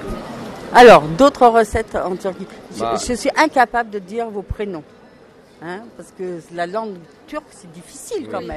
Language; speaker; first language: French; native; French